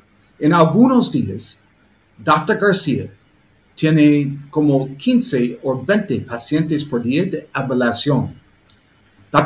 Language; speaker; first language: Spanish; non-native, learner; English